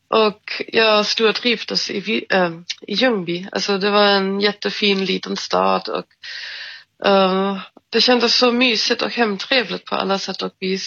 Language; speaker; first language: Swedish; non-native, fluent; German